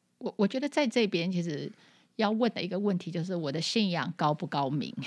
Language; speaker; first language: Chinese; native; Chinese